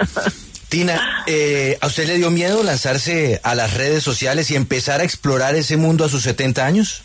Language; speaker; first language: Spanish; native; Spanish